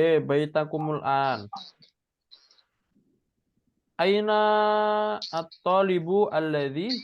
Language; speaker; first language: Arabic; non-native, fluent; Indonesian